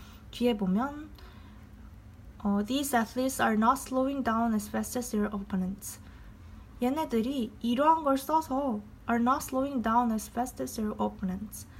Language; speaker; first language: English; non-native, fluent; Korean